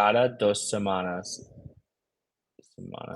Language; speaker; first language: Spanish; non-native, learner; English